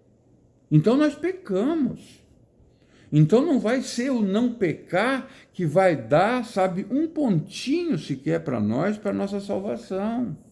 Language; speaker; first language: Portuguese; native; Portuguese